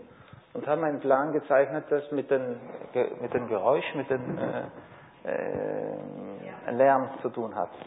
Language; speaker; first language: German; non-native, fluent; Spanish